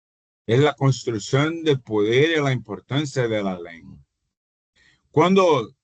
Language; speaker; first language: Spanish; non-native, fluent; Portuguese